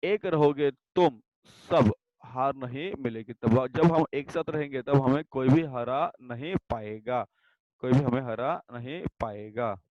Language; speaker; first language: Hindi; non-native, local second language; Marathi